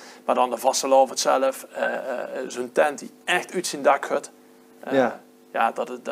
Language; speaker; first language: Dutch; native; Dutch